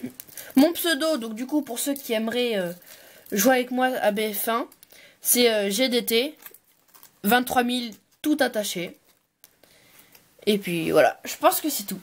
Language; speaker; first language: French; native; French